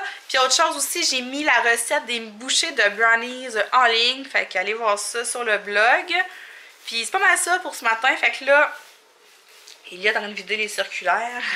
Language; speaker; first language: French; native; French